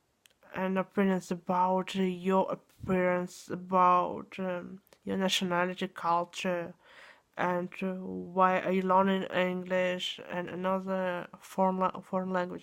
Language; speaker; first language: English; non-native, learner; Russian